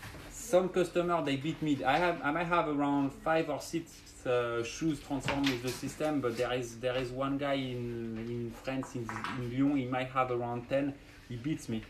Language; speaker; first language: English; non-native, fluent; French